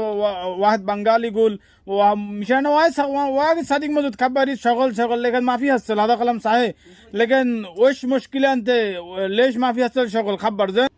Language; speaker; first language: Arabic; non-native, learner; Bangla